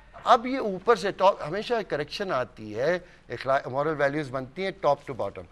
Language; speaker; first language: Urdu; native; Urdu